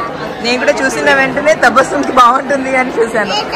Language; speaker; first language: Telugu; native; Telugu